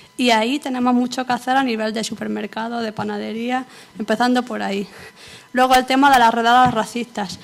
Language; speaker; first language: Spanish; native; Spanish